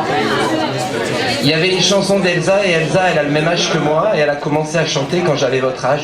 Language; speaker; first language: French; native; French